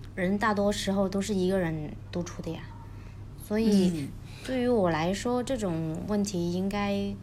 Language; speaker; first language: Chinese; native; Chinese